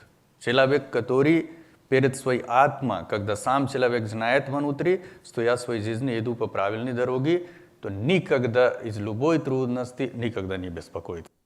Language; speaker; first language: Russian; non-native, learner; Hindi